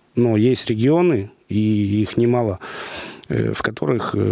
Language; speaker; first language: Russian; native; Russian